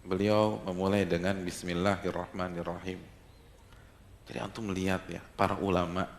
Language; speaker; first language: Indonesian; native; Indonesian